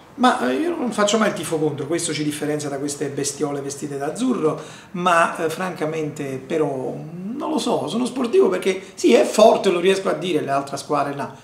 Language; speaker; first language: Italian; native; Italian